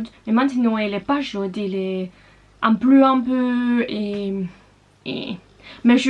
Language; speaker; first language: French; non-native, learner; Norwegian